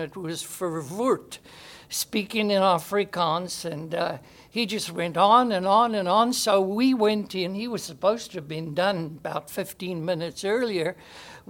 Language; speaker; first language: English; native; English